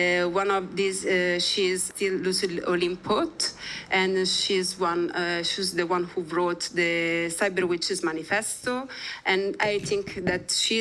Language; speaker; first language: English; non-native, fluent; Italian